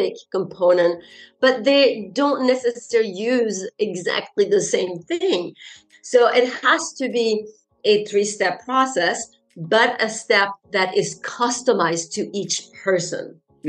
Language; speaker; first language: English; non-native, fluent; French